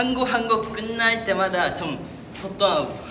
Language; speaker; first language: Korean; non-native, fluent; Japanese